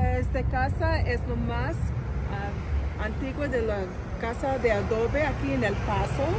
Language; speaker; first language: Spanish; non-native, learner; English